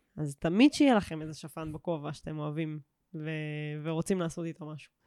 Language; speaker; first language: Hebrew; native; Hebrew